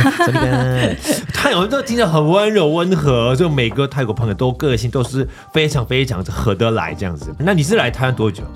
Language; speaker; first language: Chinese; non-native, fluent; Korean